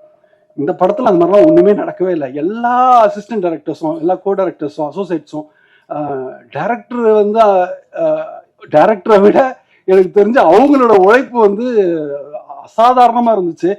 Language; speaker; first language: Tamil; native; Tamil